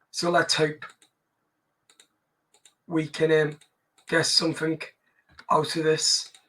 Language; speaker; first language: English; native; English